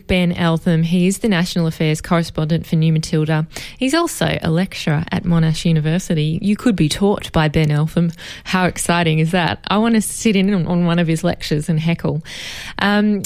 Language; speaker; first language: English; native; English